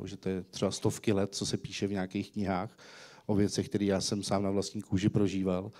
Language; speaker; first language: Czech; native; Czech